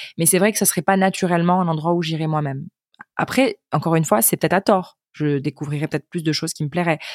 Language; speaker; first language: French; native; French